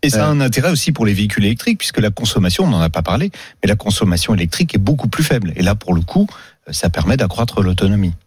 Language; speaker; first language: French; native; French